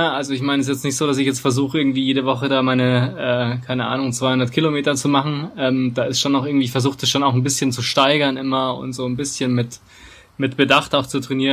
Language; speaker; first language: German; native; German